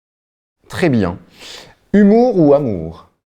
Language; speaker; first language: French; native; French